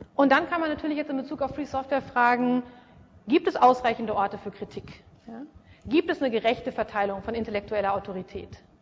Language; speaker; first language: German; native; German